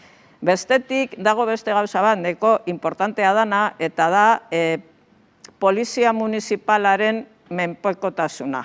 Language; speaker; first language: Basque; native; Basque